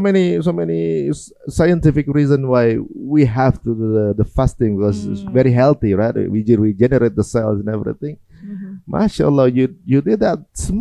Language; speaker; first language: English; non-native, fluent; Indonesian